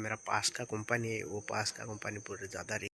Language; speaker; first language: Hindi; non-native, local second language; Odia